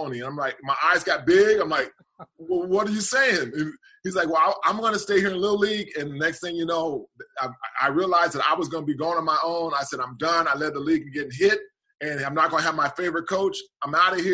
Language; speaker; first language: English; native; English